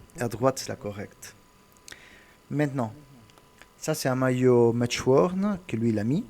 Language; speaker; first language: French; non-native, learner; Italian